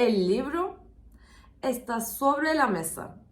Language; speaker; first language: Spanish; non-native, fluent; Turkish